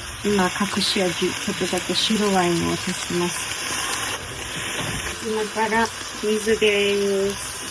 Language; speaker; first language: Japanese; non-native, learner; Georgian